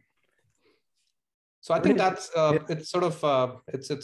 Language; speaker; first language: English; non-native, local second language; Hindi